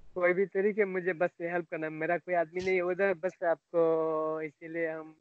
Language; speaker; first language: Hindi; non-native, learner; Bangla